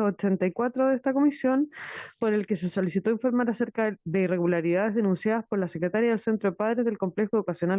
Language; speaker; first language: Spanish; native; Spanish